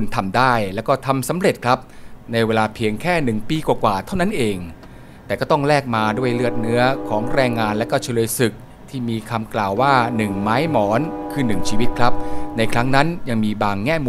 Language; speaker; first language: Thai; native; Thai